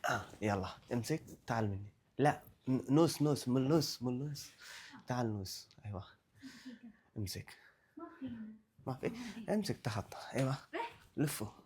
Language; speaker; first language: Arabic; non-native, learner; Telugu